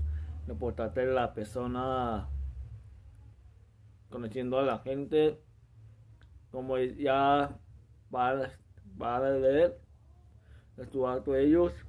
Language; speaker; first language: Spanish; non-native, local second language; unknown